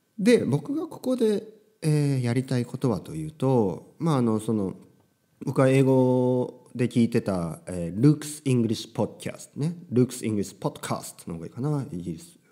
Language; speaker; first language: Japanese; native; Japanese